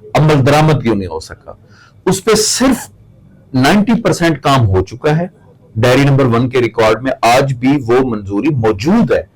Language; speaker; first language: Urdu; non-native, local second language; Saraiki